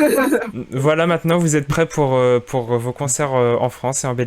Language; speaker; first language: French; native; French